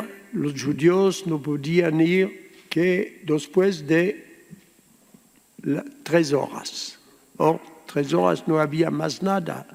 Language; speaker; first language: Spanish; early bilingual, heritage; Spanish